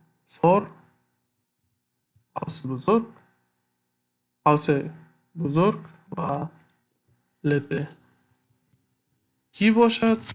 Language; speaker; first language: Persian; native; Persian